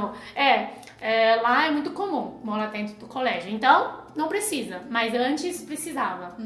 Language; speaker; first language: Portuguese; non-native, fluent; Chinese